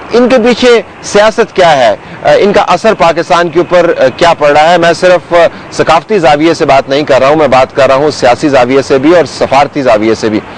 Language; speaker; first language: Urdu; native; Urdu